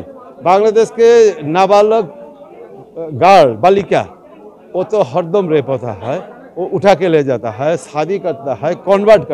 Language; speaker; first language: Hindi; non-native, learner; Bangla